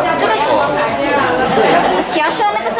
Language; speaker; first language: Chinese; non-native, learner; Indonesian